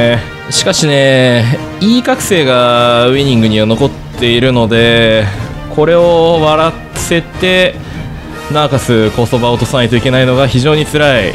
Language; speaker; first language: Japanese; native; Japanese